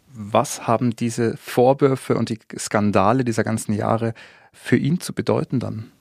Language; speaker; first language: German; native; German